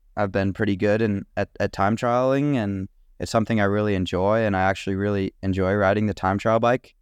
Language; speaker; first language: English; native; English